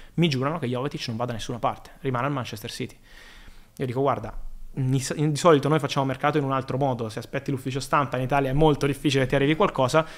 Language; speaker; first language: Italian; native; Italian